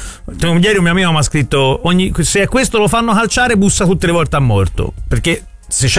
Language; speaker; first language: Italian; native; Italian